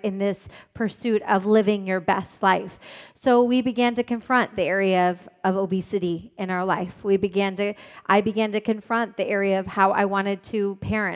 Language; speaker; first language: English; native; English